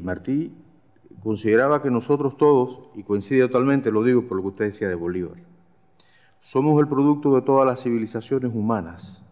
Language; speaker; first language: Spanish; native; Spanish